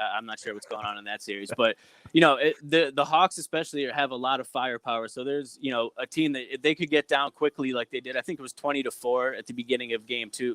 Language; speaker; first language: English; native; English